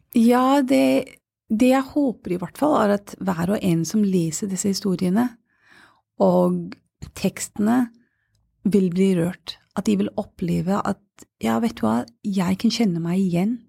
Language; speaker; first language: Norwegian; non-native, fluent; English